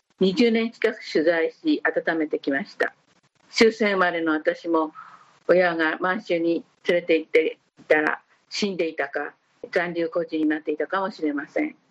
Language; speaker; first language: Japanese; native; Japanese